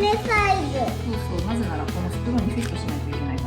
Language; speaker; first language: Japanese; native; Japanese